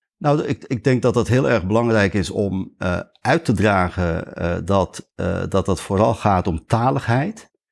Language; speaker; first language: Dutch; early bilingual, other home language; Riffian